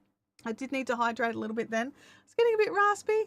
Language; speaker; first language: English; native; English